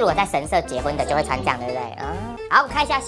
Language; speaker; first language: Chinese; native; Chinese